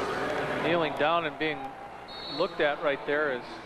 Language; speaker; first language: English; native; English